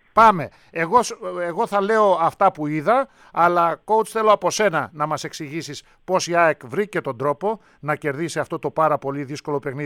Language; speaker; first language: Greek; native; Greek